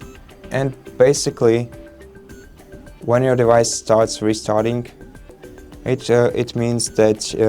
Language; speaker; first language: English; non-native, fluent; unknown